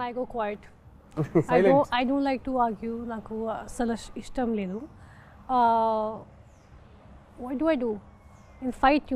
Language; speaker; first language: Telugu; non-native, fluent; Hindi